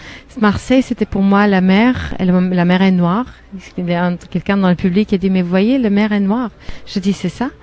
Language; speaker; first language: French; non-native, fluent; Armenian